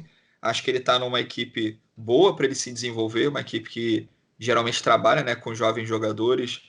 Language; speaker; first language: Portuguese; native; Portuguese